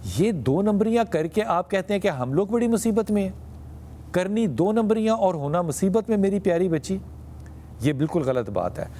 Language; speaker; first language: Urdu; native; Urdu